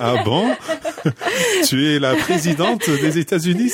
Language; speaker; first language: French; non-native, fluent; English